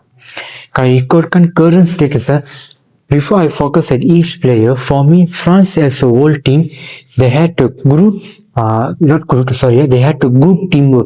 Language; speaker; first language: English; non-native, learner; Malay